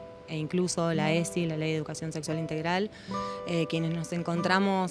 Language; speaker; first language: Spanish; native; Spanish